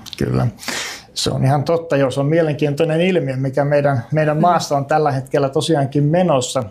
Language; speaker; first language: Finnish; native; Finnish